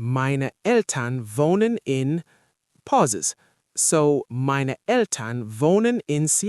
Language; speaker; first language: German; non-native, learner; English